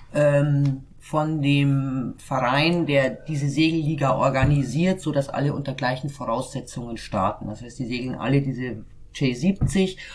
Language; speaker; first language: German; native; German